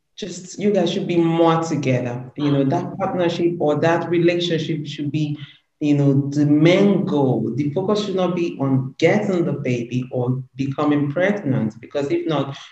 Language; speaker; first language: English; non-native, local second language; Igbo